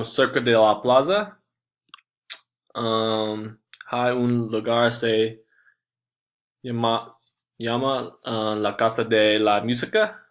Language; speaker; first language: Spanish; non-native, learner; English